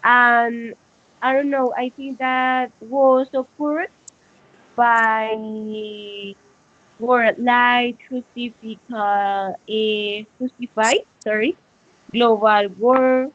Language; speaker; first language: English; non-native, learner; Spanish